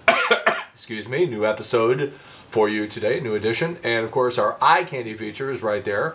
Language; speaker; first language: English; native; English